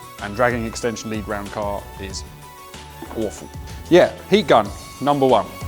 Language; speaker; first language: English; native; English